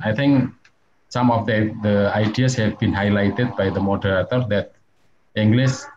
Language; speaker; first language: English; non-native, fluent; Javanese